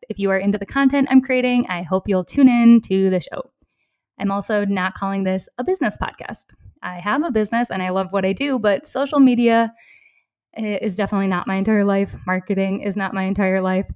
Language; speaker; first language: English; native; English